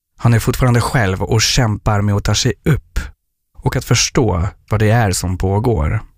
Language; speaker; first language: Swedish; non-native, fluent; French